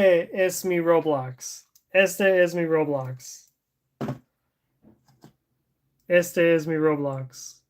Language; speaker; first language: Spanish; non-native, learner; English